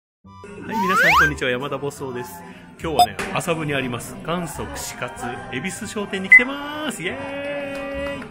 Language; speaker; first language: Japanese; native; Japanese